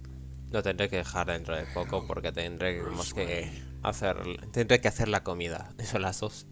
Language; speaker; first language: Spanish; native; Spanish